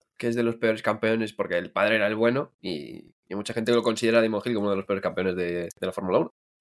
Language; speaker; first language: Spanish; native; Spanish